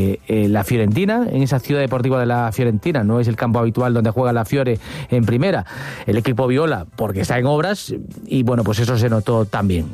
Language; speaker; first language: Spanish; native; Spanish